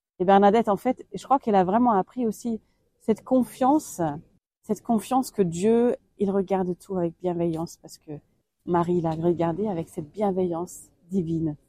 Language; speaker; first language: French; non-native, fluent; German